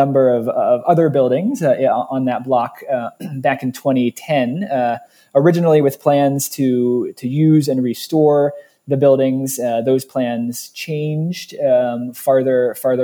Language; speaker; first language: English; native; English